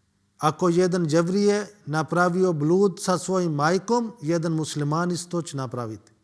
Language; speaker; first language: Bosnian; non-native, learner; Urdu